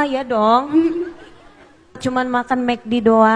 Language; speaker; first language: Indonesian; native; Indonesian